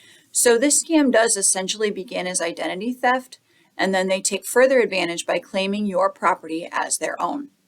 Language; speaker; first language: English; native; English